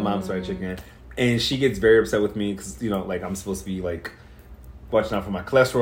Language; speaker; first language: English; native; English